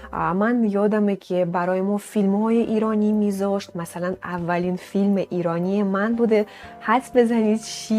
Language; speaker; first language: Persian; non-native, fluent; Russian